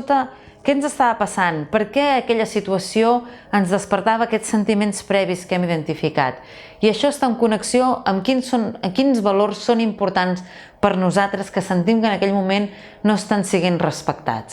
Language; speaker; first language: Catalan; native; Catalan